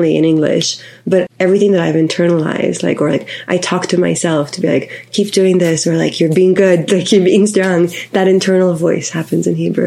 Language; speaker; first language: English; non-native, fluent; Hebrew